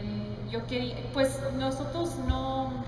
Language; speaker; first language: Spanish; non-native, learner; English